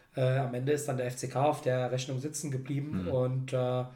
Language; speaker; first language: German; native; German